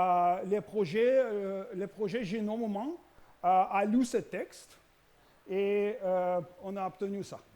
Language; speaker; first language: French; non-native, learner; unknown